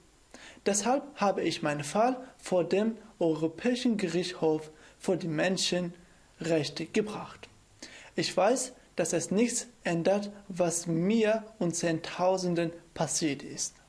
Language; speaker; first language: German; non-native, fluent; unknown